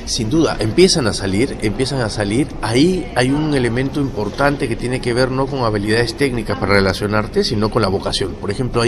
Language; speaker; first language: Spanish; native; Spanish